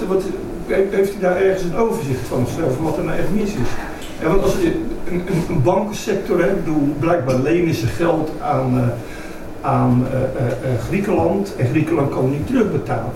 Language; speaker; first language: Dutch; native; Dutch